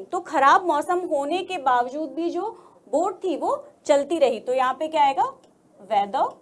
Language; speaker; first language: Hindi; native; Hindi